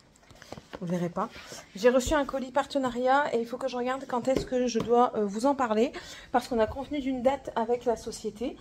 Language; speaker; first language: French; native; French